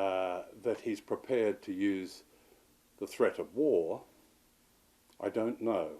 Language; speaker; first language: English; native; English